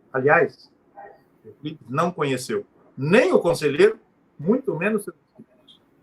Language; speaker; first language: Portuguese; native; Portuguese